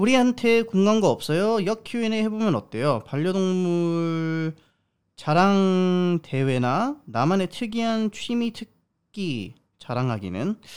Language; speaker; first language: Korean; early bilingual, heritage; Korean